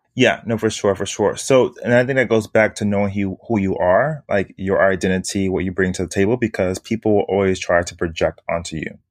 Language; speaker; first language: English; native; English